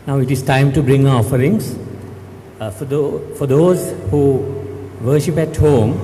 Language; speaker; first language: English; non-native, local second language; Sinhala